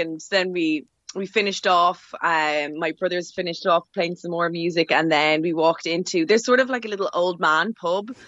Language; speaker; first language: English; native; English